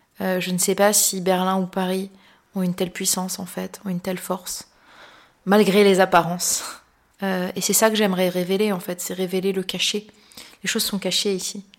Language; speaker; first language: French; native; French